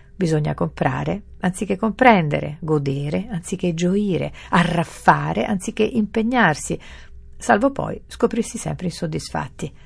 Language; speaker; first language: Italian; native; Italian